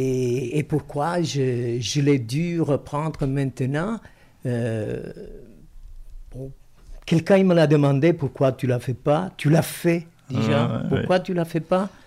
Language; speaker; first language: French; non-native, fluent; Italian